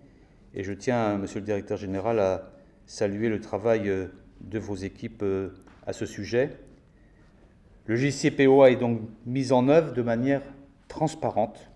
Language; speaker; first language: French; native; French